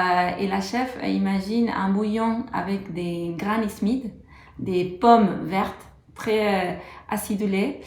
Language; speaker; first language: French; non-native, fluent; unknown